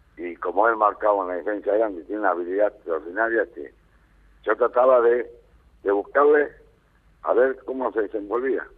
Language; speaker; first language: Spanish; native; Spanish